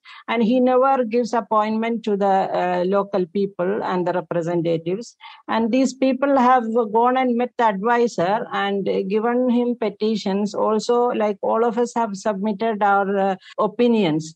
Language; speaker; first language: English; non-native, local second language; Malayalam